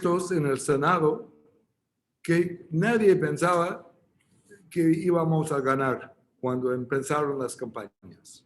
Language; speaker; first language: Spanish; non-native, fluent; English